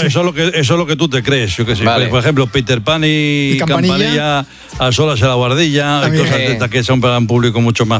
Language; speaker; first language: Spanish; native; Spanish